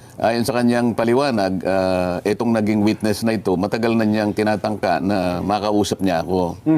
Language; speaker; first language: Filipino; non-native, local second language; Masbatenyo